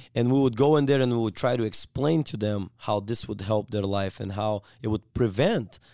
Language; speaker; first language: English; non-native, fluent; Bulgarian